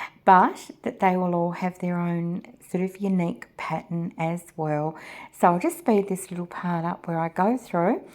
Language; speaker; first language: English; native; English